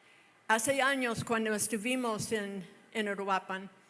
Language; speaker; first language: Spanish; non-native, fluent; English